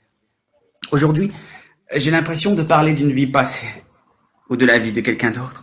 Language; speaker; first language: French; native; French